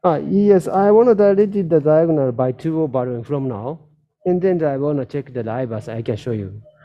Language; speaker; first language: English; non-native, learner; Japanese